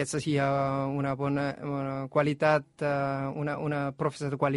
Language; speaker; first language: Catalan; non-native, learner; Korean